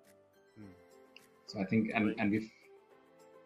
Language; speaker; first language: English; non-native, local second language; Malayalam